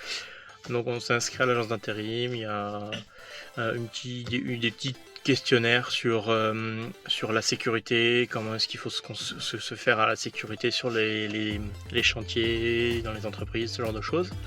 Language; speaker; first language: French; native; French